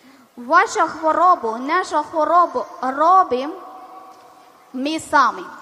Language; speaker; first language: Ukrainian; non-native, learner; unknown